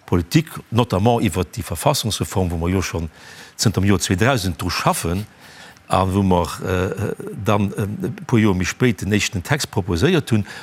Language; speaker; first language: Luxembourgish; native; Luxembourgish